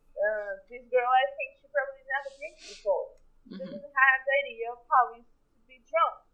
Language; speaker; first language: English; non-native, fluent; Portuguese